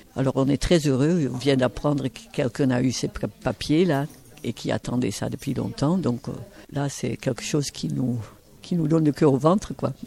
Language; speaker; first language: French; native; French